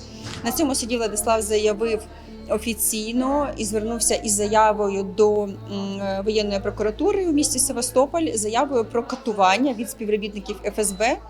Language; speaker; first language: Ukrainian; native; Ukrainian